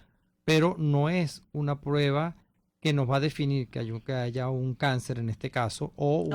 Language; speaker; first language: Spanish; native; Spanish